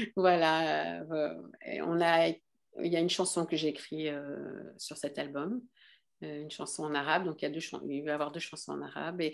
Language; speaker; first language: French; early bilingual, other home language; Arabic